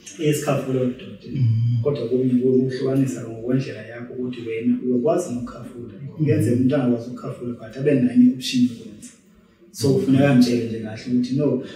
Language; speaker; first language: Zulu; non-native, local second language; Xhosa